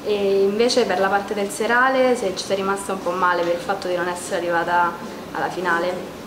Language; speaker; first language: Italian; native; Italian